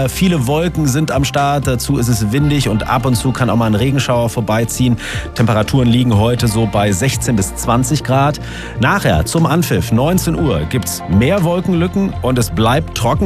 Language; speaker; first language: German; native; German